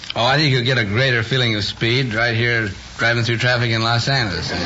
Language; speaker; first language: English; native; English